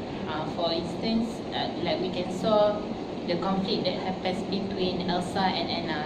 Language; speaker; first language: English; non-native, local second language; Malay